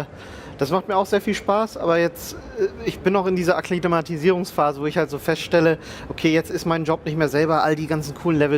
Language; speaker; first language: German; native; German